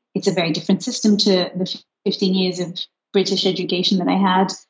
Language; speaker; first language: English; non-native, fluent; Luxembourgish